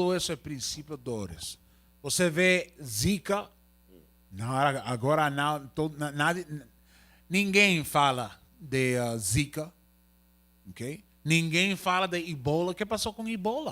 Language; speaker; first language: Portuguese; non-native, learner; Spanish